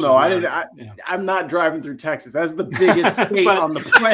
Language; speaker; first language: English; native; English